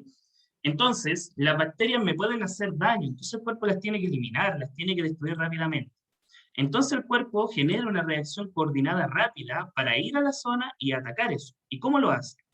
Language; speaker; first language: Spanish; native; Spanish